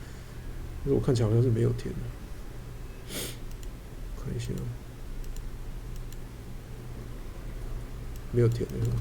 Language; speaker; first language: Chinese; native; Chinese